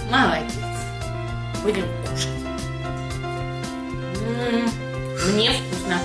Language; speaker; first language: Russian; native; Russian